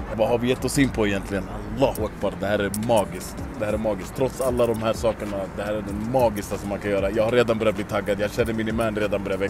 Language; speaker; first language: Swedish; native; Swedish